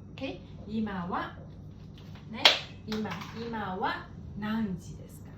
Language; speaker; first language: Japanese; non-native, fluent; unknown